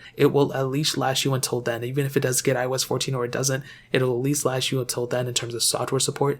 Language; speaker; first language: English; native; English